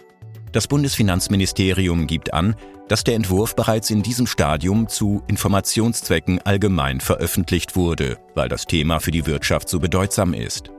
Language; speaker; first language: German; native; German